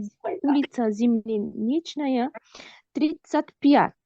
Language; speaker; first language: Russian; non-native, learner; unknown